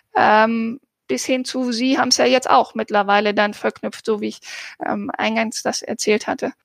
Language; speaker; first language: German; native; German